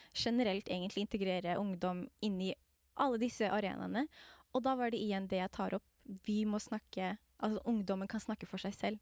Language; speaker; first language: Norwegian; non-native, fluent; Somali